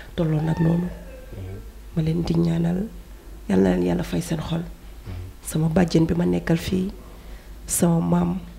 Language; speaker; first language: Wolof; non-native, local second language; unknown